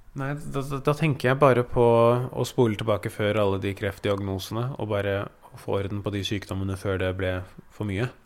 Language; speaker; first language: Norwegian; early bilingual, other home language; Persian